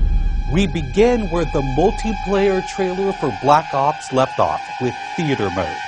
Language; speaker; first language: English; native; English